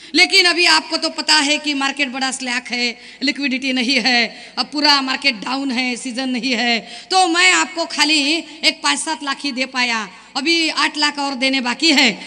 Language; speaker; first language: Hindi; non-native, local second language; Marathi